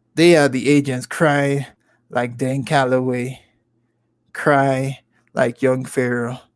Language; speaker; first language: English; non-native, local second language; Igbo